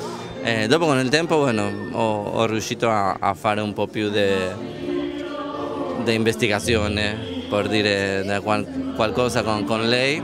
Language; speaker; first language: Italian; non-native, learner; Spanish